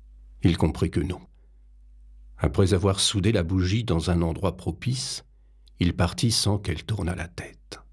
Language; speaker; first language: French; native; French